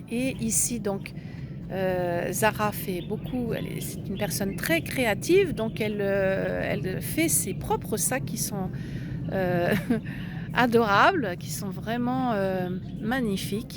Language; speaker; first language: French; native; French